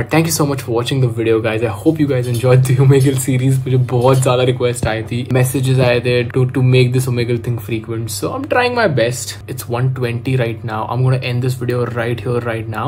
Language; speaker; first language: English; non-native, local second language; Marathi